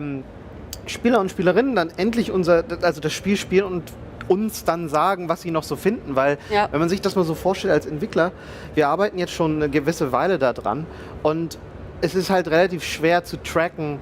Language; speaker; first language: German; native; German